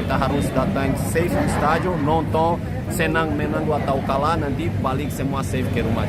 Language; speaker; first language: Indonesian; non-native, fluent; Portuguese